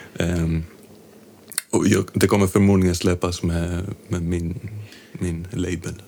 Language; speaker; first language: Swedish; non-native, fluent; Greek